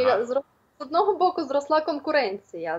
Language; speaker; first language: Ukrainian; native; Ukrainian